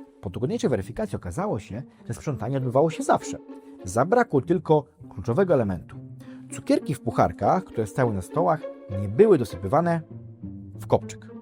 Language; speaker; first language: Polish; native; Polish